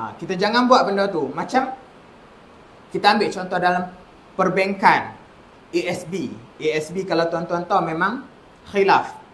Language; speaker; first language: Malay; native; Malay